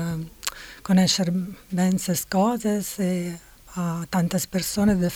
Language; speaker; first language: Catalan; non-native, fluent; Italian